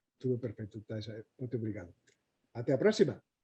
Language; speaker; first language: Portuguese; non-native, fluent; Spanish